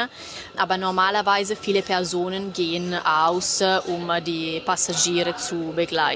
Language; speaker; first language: German; non-native, fluent; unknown